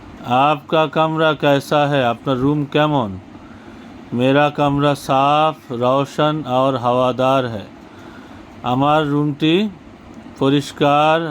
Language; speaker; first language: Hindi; non-native, fluent; Bangla